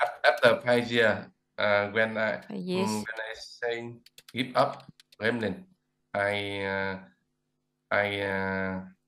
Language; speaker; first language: English; non-native, learner; Vietnamese